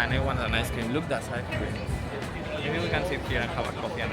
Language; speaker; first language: English; non-native, fluent; Spanish